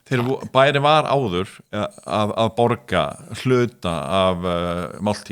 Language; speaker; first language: Icelandic; native; Icelandic